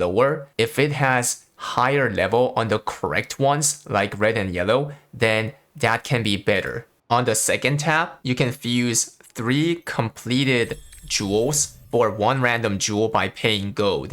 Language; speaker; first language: English; non-native, fluent; Korean